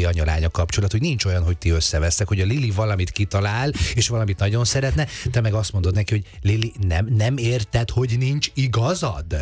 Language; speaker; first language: Hungarian; native; Hungarian